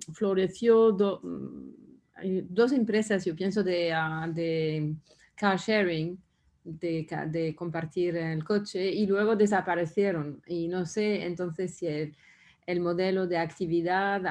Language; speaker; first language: Spanish; non-native, fluent; French